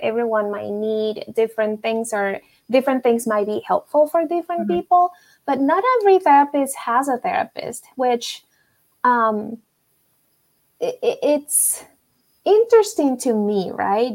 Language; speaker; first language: English; non-native, fluent; Spanish